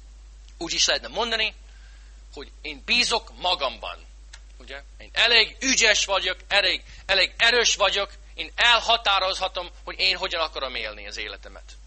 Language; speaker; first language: Hungarian; non-native, fluent; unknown